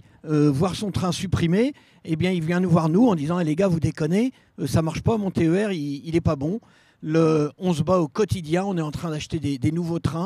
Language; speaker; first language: French; native; French